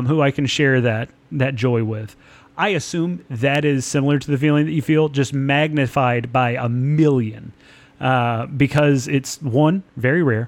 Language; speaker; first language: English; native; English